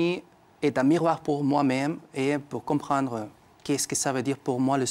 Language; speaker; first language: French; non-native, fluent; Spanish